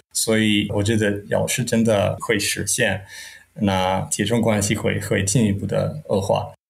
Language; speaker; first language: Chinese; non-native, fluent; Czech